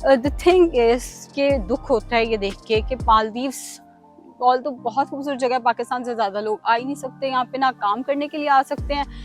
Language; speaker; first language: Urdu; native; Urdu